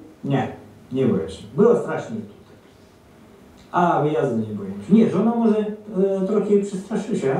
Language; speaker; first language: Polish; early bilingual, heritage; Russian